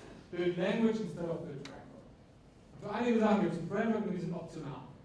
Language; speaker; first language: German; native; German